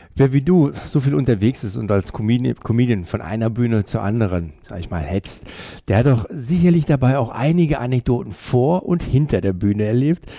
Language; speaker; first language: German; native; German